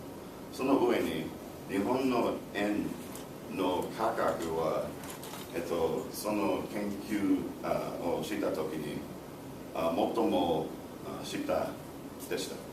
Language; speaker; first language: Japanese; non-native, learner; English